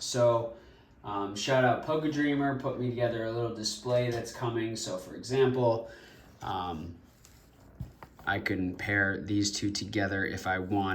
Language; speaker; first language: English; native; English